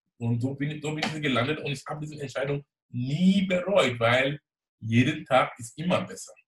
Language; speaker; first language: German; non-native, fluent; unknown